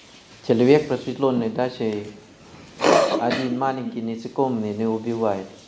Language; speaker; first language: Russian; non-native, fluent; Thai